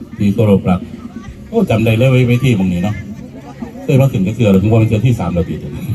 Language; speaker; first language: Thai; native; Thai